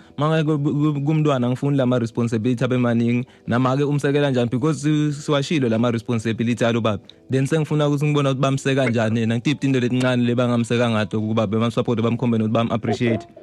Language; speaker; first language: Zulu; non-native, local second language; Swati